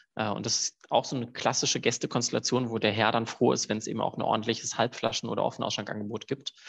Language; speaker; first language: German; native; German